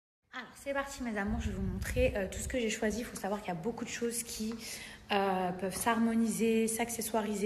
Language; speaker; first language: French; native; French